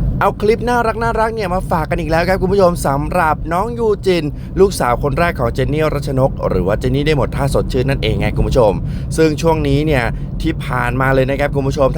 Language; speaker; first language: Thai; native; Thai